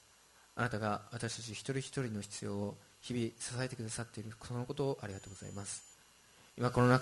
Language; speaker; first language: Japanese; native; Japanese